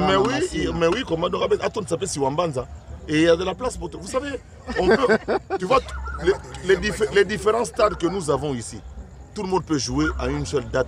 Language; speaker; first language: French; non-native, local second language; Lingala